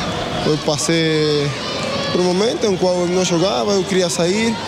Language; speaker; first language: Portuguese; non-native, fluent; Spanish